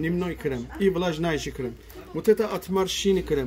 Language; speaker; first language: Russian; non-native, learner; Turkish